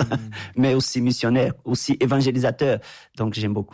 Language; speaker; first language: French; non-native, fluent; Portuguese